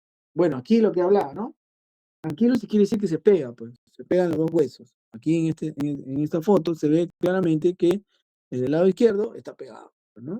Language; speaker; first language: Spanish; native; Spanish